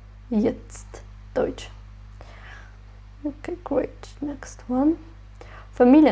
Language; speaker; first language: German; non-native, fluent; Armenian